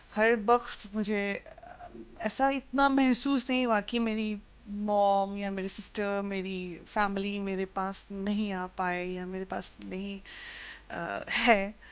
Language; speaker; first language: Hindi; non-native, local second language; Assamese